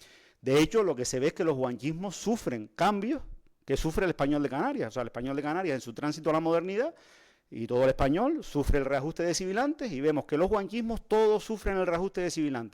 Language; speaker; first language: Spanish; native; Spanish